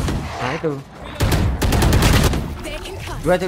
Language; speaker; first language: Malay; non-native, local second language; Javanese